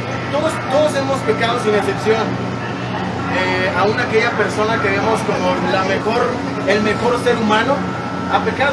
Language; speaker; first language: Spanish; native; Spanish